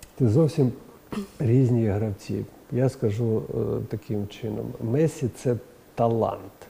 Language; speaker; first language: Ukrainian; non-native, local second language; Russian